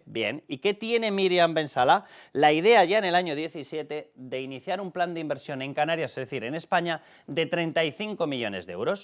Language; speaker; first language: Spanish; native; Spanish